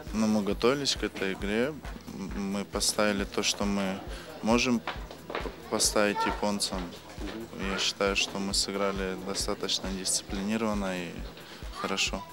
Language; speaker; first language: Russian; native; Russian